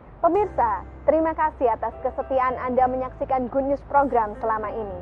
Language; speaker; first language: Indonesian; native; Indonesian